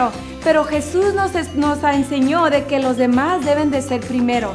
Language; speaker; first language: Spanish; native; Spanish